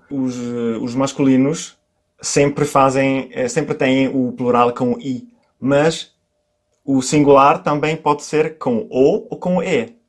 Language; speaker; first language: Portuguese; non-native, fluent; Italian